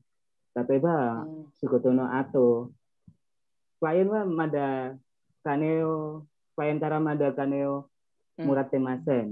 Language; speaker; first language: Japanese; non-native, learner; Indonesian